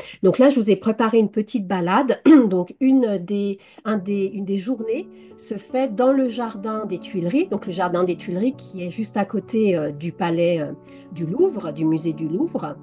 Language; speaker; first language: French; native; French